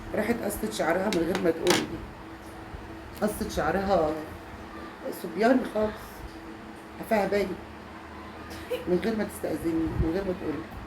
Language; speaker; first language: Arabic; native; Arabic